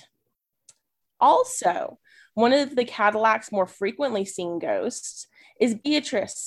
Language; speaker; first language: English; native; English